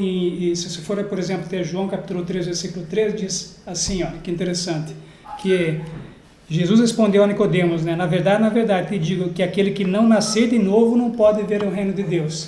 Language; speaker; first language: Portuguese; native; Portuguese